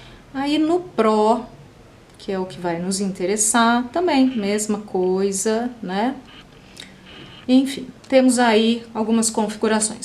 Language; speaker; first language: Portuguese; native; Portuguese